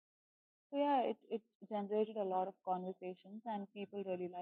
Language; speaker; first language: English; non-native, local second language; Hindi